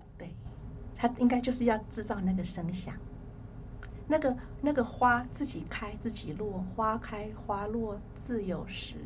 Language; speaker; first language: Chinese; native; Chinese